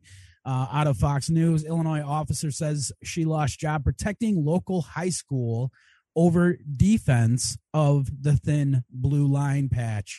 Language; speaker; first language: English; native; English